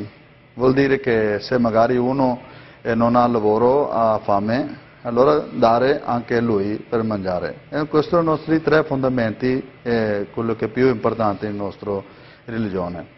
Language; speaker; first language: Italian; non-native, learner; Punjabi